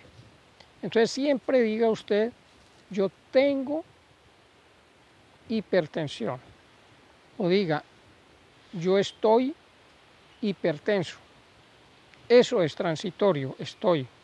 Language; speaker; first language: Spanish; native; Spanish